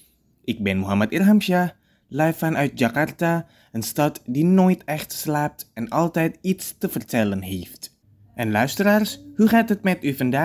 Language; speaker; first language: Dutch; non-native, fluent; Indonesian